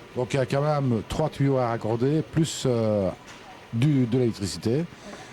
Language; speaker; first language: French; native; French